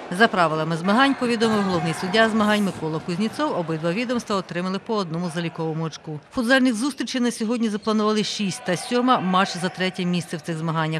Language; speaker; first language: Ukrainian; native; Ukrainian